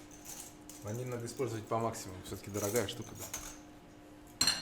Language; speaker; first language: Russian; native; Russian